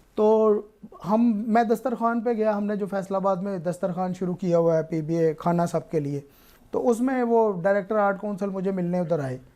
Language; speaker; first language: Urdu; non-native, local second language; Punjabi